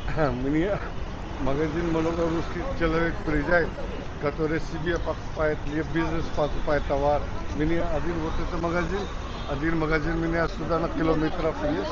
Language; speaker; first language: Russian; non-native, learner; Hindi